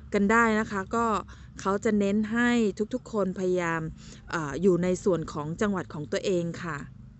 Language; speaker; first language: Thai; native; Thai